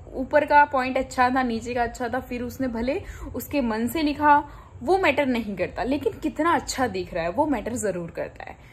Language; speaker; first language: Hindi; non-native, local second language; Gujarati